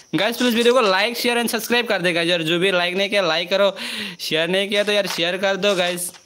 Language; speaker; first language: Hindi; non-native, local second language; Kok Borok